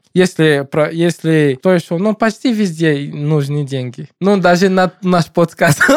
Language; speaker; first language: Russian; non-native, fluent; English